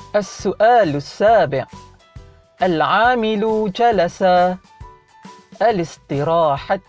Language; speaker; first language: Arabic; non-native, fluent; Malay